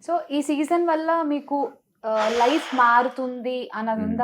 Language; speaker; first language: Telugu; native; Telugu